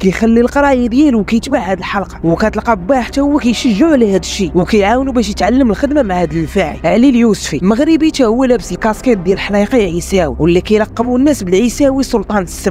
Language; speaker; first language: Arabic; native; Arabic